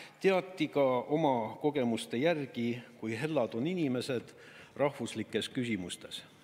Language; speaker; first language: Estonian; non-native, local second language; Russian